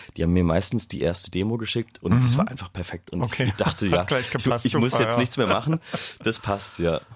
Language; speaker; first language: German; native; German